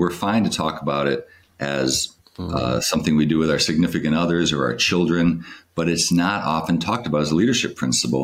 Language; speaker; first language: English; native; English